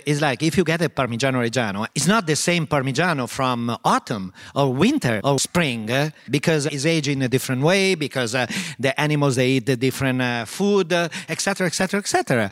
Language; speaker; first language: English; non-native, fluent; Italian